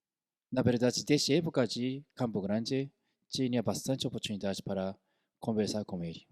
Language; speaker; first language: Portuguese; non-native, fluent; Korean